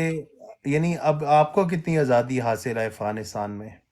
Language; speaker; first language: Urdu; native; Urdu